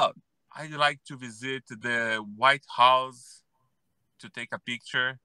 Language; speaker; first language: English; non-native, learner; Portuguese